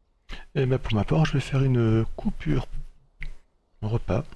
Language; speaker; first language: French; native; French